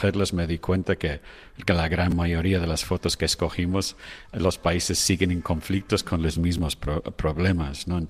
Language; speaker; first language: Spanish; non-native, fluent; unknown